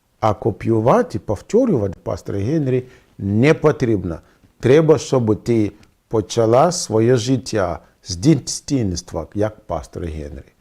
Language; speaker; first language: Ukrainian; non-native, fluent; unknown